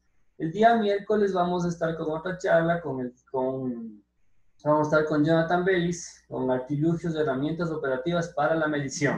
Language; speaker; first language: Spanish; native; Spanish